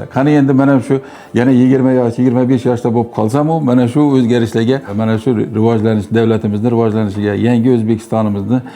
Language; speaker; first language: Uzbek; native; Uzbek